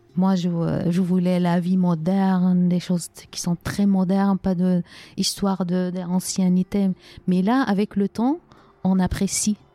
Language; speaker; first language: French; non-native, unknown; Arabic